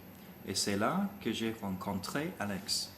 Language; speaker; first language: French; non-native, learner; English